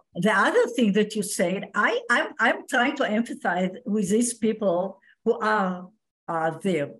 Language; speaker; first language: English; non-native, fluent; Hebrew